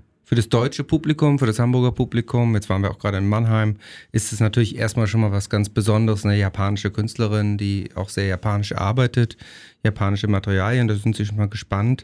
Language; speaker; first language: German; native; German